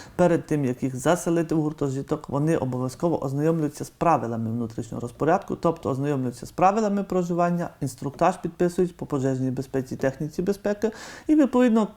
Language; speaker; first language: Ukrainian; native; Ukrainian